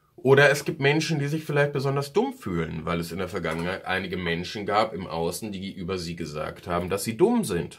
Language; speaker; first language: German; native; German